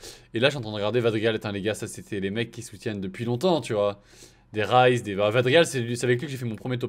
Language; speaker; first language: French; native; French